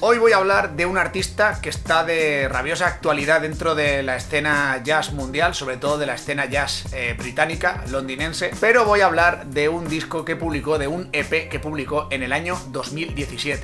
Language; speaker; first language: Spanish; native; Spanish